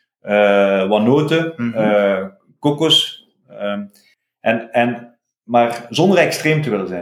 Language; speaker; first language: Dutch; native; Dutch